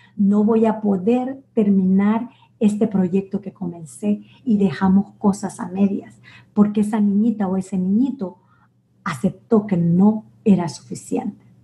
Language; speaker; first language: Spanish; native; Spanish